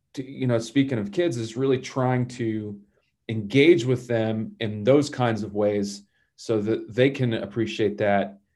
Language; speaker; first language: English; native; English